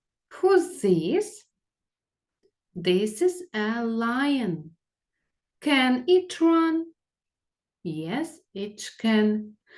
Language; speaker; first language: English; non-native, fluent; Ukrainian